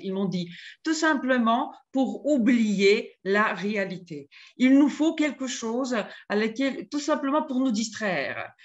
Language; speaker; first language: French; non-native, fluent; Georgian